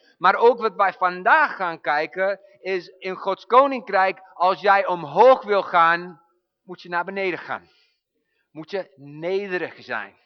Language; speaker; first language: Dutch; non-native, fluent; English